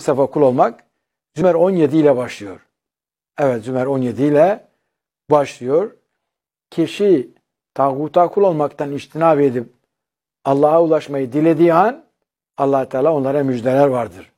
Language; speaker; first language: Turkish; native; Turkish